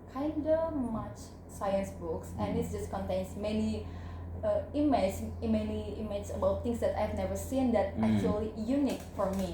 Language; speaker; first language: English; non-native, learner; Indonesian